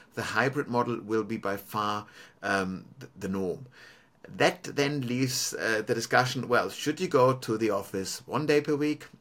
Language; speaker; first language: English; non-native, fluent; German